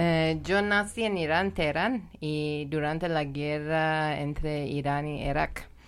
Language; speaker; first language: Spanish; non-native, learner; Persian